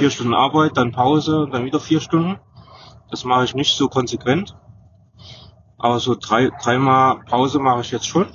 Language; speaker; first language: German; native; German